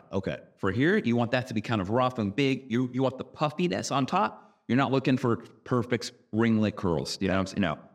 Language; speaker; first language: English; native; English